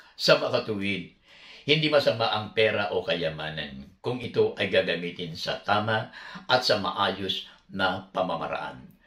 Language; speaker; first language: Filipino; native; Filipino